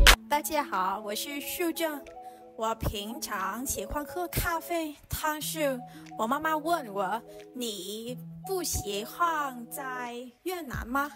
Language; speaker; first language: Chinese; non-native, learner; Vietnamese